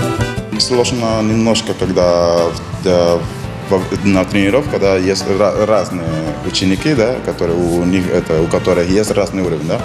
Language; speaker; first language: Russian; non-native, fluent; Spanish